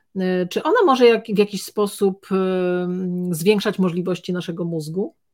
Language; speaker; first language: Polish; native; Polish